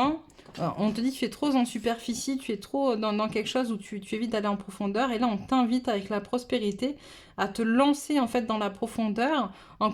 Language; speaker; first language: French; native; French